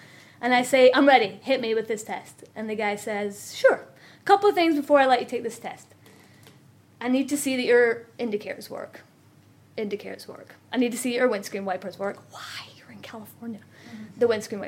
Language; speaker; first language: English; native; English